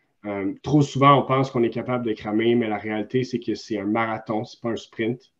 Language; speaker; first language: French; native; French